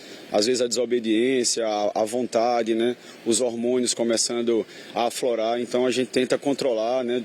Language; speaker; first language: Portuguese; native; Portuguese